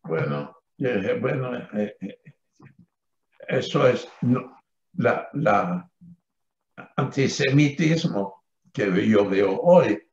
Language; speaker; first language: Spanish; non-native, fluent; French